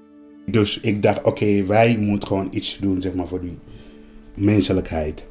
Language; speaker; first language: Dutch; non-native, learner; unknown